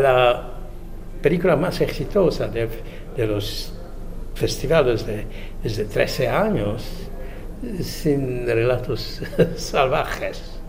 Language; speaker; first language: Spanish; non-native, fluent; Czech